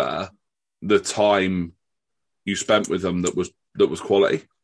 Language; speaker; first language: English; native; English